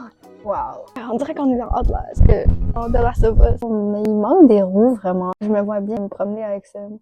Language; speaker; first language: French; native; French